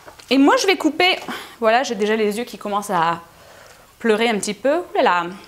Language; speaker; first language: French; native; French